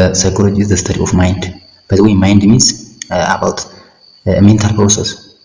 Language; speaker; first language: English; non-native, local second language; Amharic